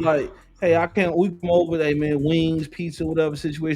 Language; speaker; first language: English; native; English